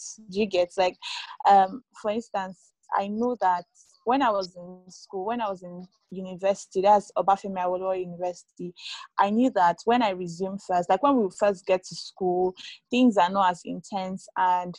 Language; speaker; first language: English; non-native, local second language; Yoruba